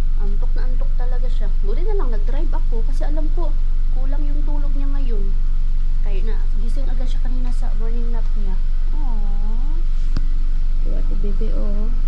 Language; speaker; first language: Filipino; non-native, local second language; Cebuano